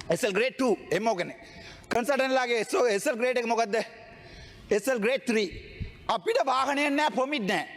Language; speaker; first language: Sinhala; non-native, local second language; Tamil